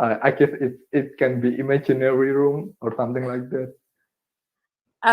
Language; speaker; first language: English; non-native, learner; Indonesian